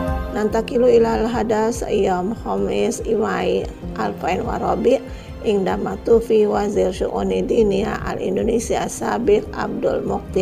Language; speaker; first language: Arabic; non-native, learner; Indonesian